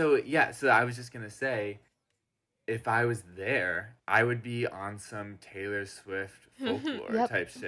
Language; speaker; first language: English; native; English